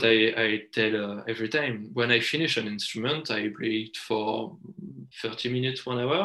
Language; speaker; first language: English; non-native, fluent; French